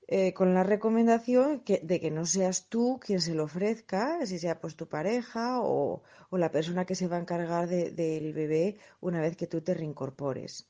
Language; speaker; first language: Spanish; native; Spanish